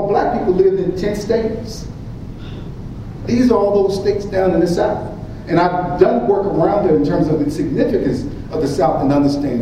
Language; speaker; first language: English; native; English